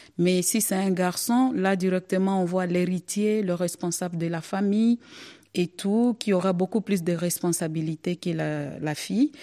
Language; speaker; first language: French; non-native, local second language; Swahili